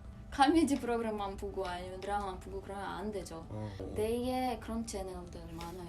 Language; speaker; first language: Korean; non-native, learner; Russian